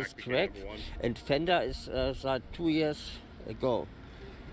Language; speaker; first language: English; non-native, learner; German